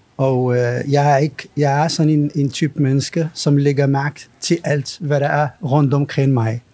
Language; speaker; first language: Danish; non-native, fluent; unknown